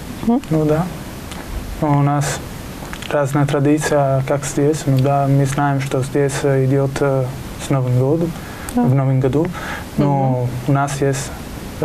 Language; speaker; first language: Russian; non-native, learner; Italian